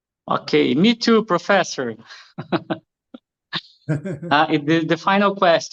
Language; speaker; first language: English; non-native, learner; Portuguese